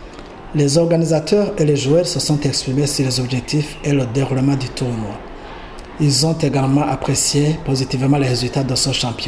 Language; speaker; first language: French; non-native, local second language; Rundi